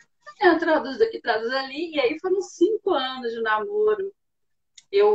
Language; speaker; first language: Portuguese; native; Portuguese